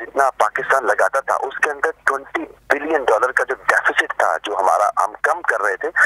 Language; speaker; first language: Urdu; non-native, local second language; Punjabi